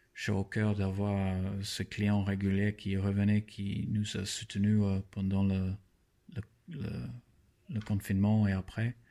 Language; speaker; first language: French; non-native, fluent; English